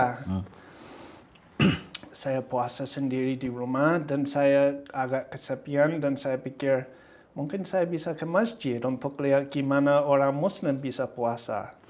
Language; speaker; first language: Indonesian; non-native, fluent; English